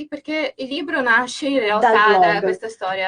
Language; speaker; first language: Italian; non-native, fluent; Portuguese